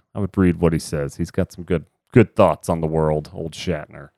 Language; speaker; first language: English; native; English